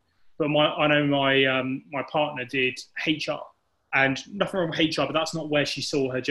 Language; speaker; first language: English; native; English